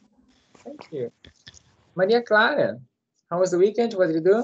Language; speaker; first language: English; non-native, learner; Portuguese